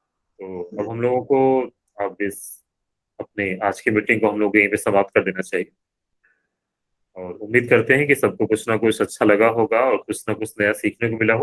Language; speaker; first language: Hindi; native; Hindi